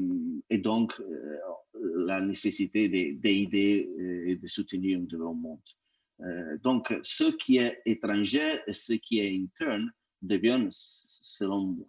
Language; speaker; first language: French; non-native, fluent; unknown